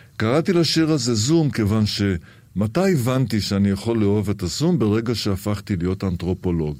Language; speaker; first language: Hebrew; early bilingual, other home language; Arabic